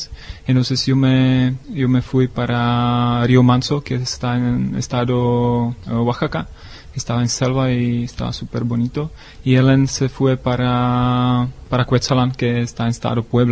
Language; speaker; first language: Spanish; non-native, learner; Czech